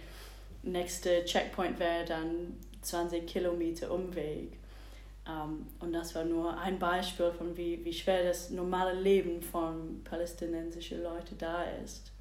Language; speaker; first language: German; non-native, fluent; English